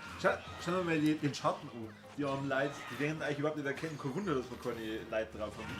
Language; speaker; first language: German; native; German